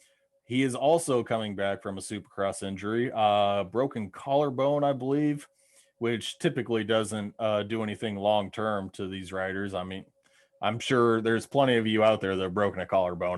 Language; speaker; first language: English; native; English